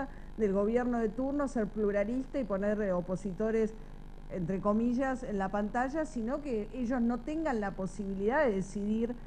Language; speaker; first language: Spanish; native; Spanish